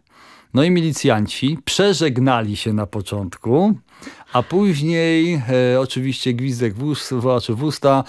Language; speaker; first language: Polish; native; Polish